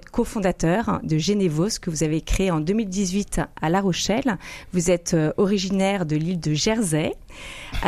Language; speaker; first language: French; native; French